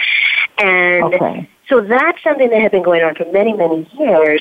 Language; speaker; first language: English; native; English